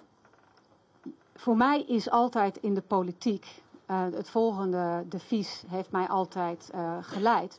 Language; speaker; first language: Dutch; native; Dutch